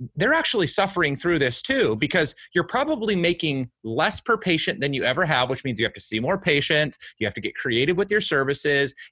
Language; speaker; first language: English; native; English